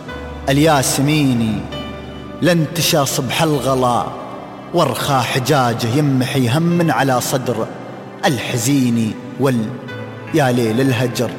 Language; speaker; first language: Arabic; native; Arabic